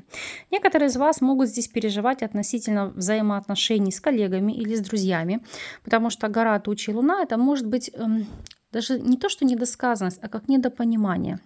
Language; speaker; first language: Russian; native; Russian